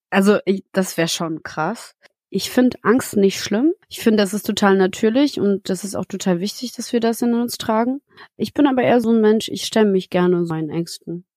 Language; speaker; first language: German; early bilingual, other home language; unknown